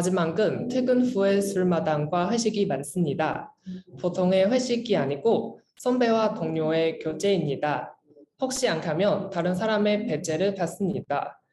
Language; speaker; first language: Korean; non-native, learner; Chinese